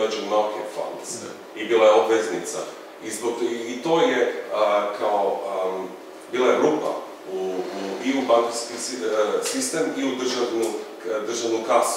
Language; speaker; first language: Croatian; non-native, fluent; English